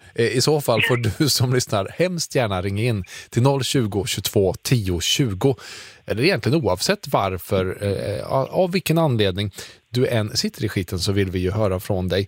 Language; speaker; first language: Swedish; native; Swedish